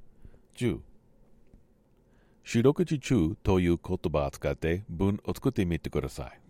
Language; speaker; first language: Japanese; non-native, learner; English